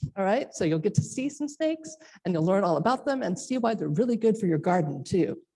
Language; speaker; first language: English; native; English